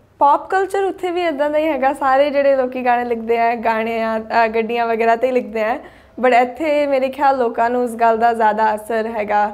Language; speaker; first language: Punjabi; early bilingual, heritage; Punjabi